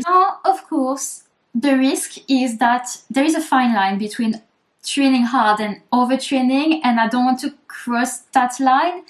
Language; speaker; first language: English; native; English